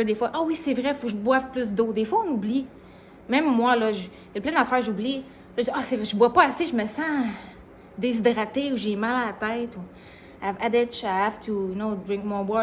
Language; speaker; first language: French; native; French